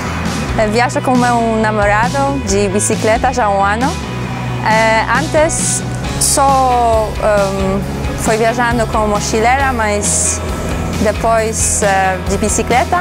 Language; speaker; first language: Portuguese; non-native, fluent; Polish